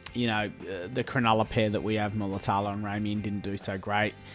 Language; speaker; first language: English; native; English